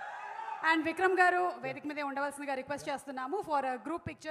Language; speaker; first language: Telugu; native; Telugu